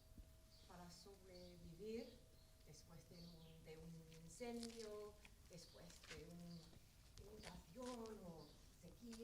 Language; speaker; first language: Spanish; non-native, learner; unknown